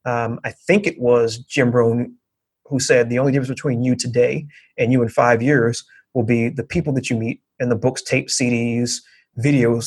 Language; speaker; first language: English; native; English